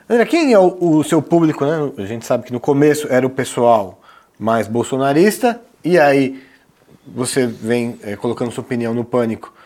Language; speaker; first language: Portuguese; native; Portuguese